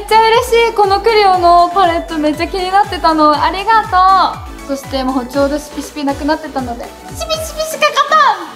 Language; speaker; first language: Japanese; native; Japanese